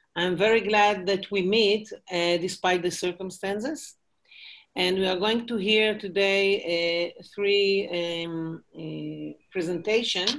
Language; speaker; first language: English; non-native, fluent; Hebrew